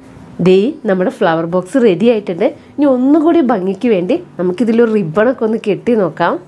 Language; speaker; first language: Malayalam; native; Malayalam